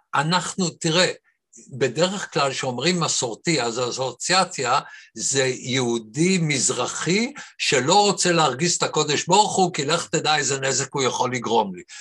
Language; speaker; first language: Hebrew; native; Hebrew